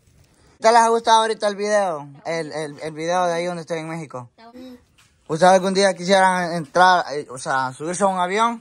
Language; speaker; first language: Spanish; native; Spanish